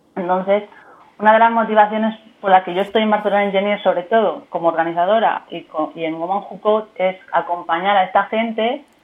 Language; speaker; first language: Spanish; native; Spanish